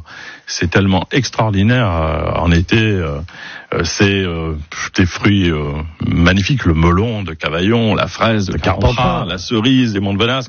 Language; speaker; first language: French; native; French